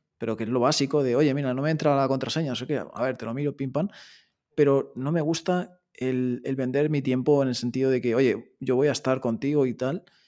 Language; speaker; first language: Spanish; native; Spanish